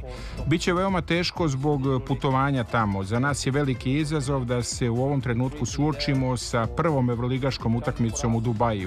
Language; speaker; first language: Serbian; native; Serbian